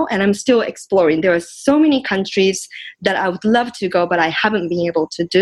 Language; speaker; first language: English; non-native, fluent; Japanese